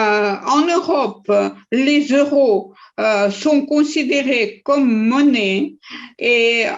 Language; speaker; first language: French; non-native, fluent; Russian